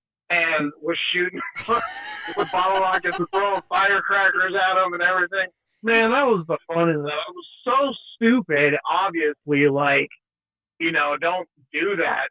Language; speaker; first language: English; native; English